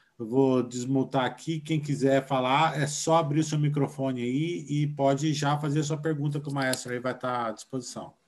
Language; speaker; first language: Portuguese; native; Portuguese